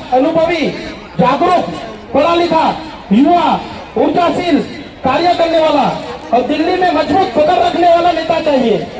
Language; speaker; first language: Hindi; non-native, local second language; Gujarati